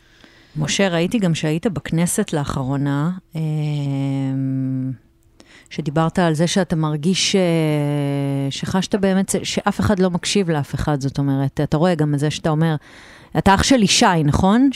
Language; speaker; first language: Hebrew; native; Hebrew